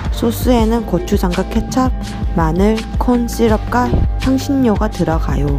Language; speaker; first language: Korean; non-native, learner; English